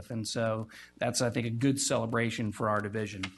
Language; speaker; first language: English; native; English